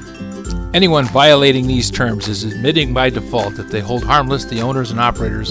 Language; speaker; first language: English; native; English